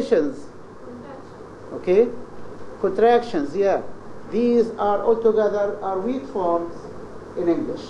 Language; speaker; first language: English; non-native, fluent; Arabic